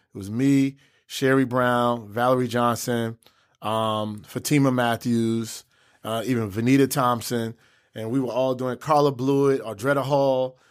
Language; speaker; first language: English; native; English